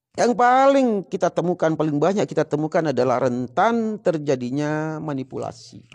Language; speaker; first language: Indonesian; non-native, local second language; Sasak